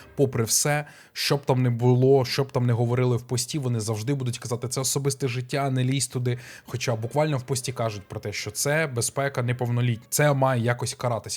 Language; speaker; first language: Ukrainian; native; Ukrainian